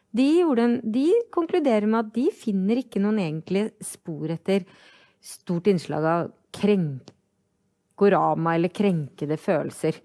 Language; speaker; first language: Norwegian; native; Norwegian